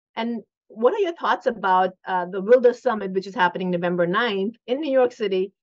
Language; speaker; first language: English; non-native, local second language; Hindi